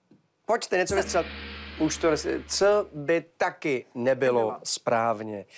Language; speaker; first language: Czech; native; Czech